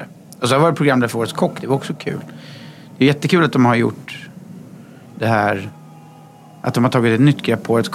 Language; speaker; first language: Swedish; native; Swedish